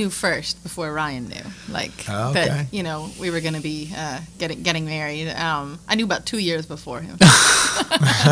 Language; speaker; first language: English; native; English